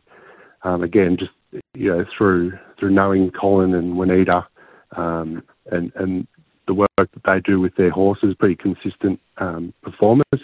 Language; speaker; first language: English; native; English